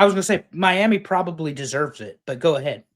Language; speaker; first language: English; native; English